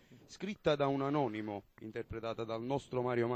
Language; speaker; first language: Italian; native; Italian